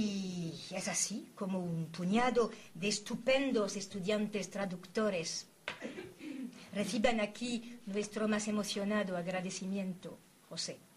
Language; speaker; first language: Spanish; native; Spanish